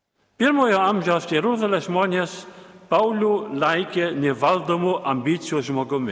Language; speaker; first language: Lithuanian; native; Lithuanian